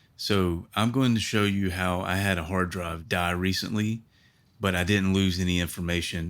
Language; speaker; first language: English; native; English